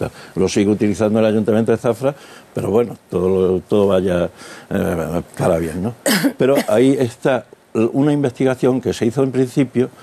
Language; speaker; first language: Spanish; native; Spanish